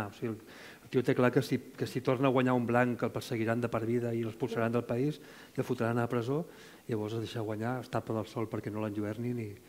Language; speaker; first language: Catalan; native; Catalan